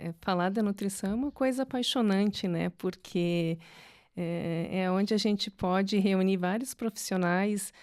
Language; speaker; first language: Portuguese; native; Portuguese